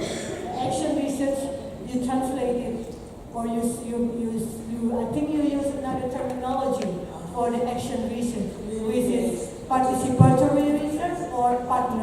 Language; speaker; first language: English; non-native, fluent; Indonesian